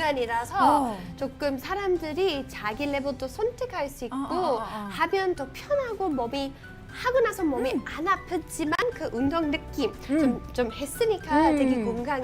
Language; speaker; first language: Korean; non-native, learner; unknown